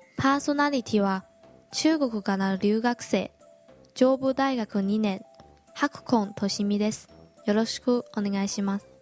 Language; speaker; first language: Japanese; non-native, fluent; Chinese